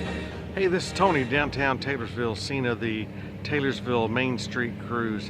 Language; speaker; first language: English; native; English